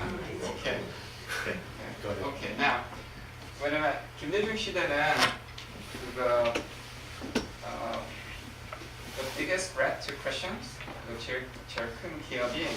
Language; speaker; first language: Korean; early bilingual, heritage; English